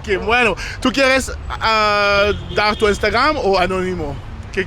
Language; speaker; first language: Spanish; non-native, learner; English